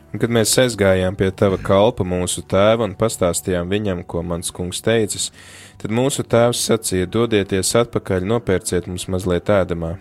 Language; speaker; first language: Latvian; native; Latvian